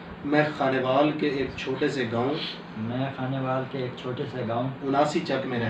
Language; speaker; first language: Hindi; non-native, local second language; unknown